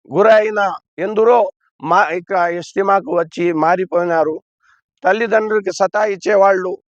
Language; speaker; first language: Telugu; non-native, local second language; Urdu